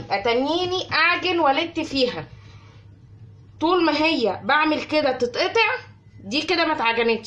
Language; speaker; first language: Arabic; native; Arabic